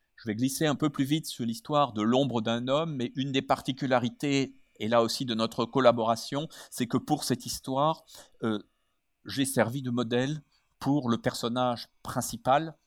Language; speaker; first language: French; native; French